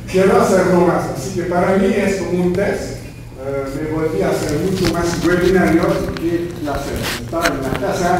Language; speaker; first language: Spanish; non-native, fluent; English